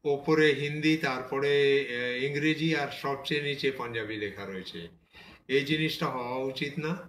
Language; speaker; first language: Bangla; non-native, local second language; Punjabi